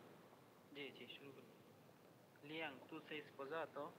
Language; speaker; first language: Italian; non-native, learner; Bangla